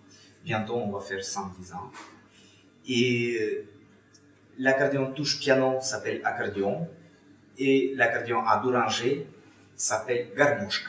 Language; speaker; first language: French; non-native, fluent; Russian